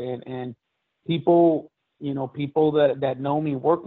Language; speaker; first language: English; native; English